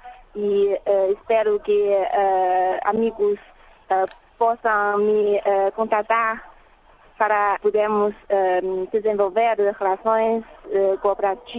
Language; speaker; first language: Portuguese; non-native, fluent; Chinese